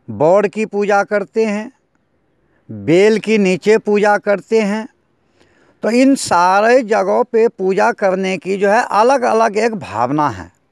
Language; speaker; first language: Hindi; native; Hindi